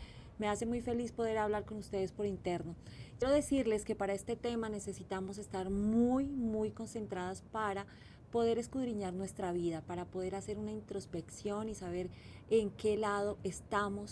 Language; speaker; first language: Spanish; native; Spanish